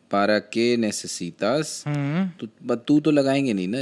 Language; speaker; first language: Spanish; non-native, learner; Hindi